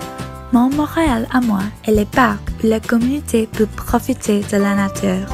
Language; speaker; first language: French; non-native, learner; English